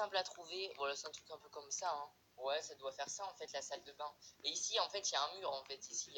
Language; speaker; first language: French; native; French